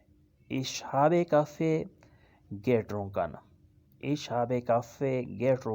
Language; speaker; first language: German; non-native, fluent; Urdu